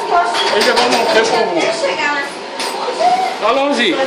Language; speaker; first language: French; non-native, learner; Portuguese